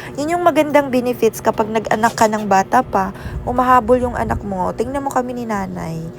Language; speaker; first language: Filipino; non-native, local second language; Waray